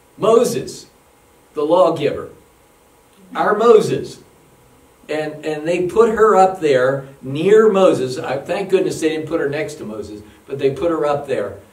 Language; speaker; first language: English; native; English